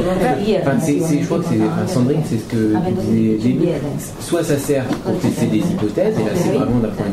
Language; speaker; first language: French; native; French